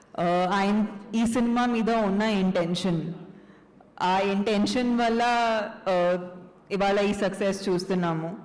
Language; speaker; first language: Telugu; non-native, fluent; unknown